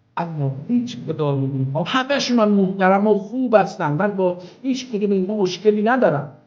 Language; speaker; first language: Persian; non-native, local second language; Azerbaijani